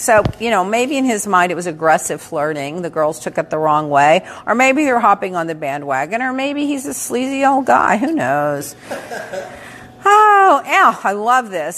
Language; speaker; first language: English; native; English